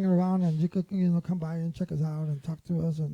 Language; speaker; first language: English; native; English